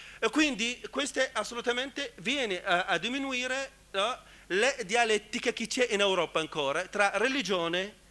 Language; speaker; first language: Italian; non-native, fluent; Arabic